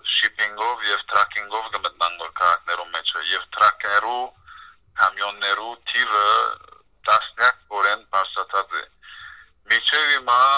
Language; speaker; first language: Armenian; early bilingual, heritage; Armenian